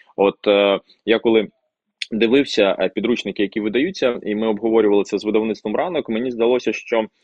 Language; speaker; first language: Ukrainian; non-native, local second language; Russian